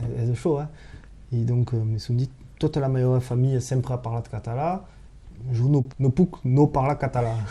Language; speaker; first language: Catalan; non-native, local second language; French